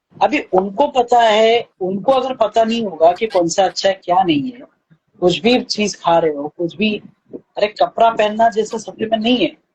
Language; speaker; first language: Hindi; non-native, local second language; Bangla